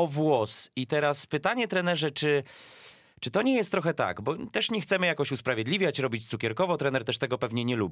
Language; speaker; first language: Polish; native; Polish